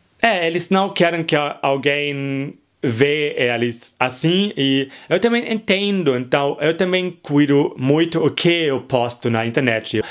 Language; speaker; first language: Portuguese; non-native, fluent; German